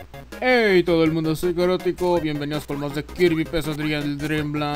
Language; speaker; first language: Spanish; native; Spanish